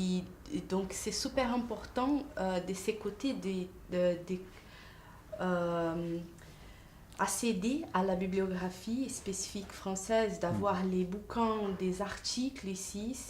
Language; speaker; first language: French; non-native, fluent; Portuguese